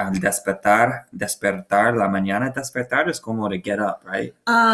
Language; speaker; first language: Spanish; non-native, learner; English